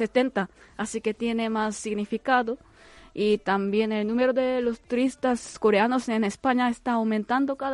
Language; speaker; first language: Spanish; non-native, fluent; Korean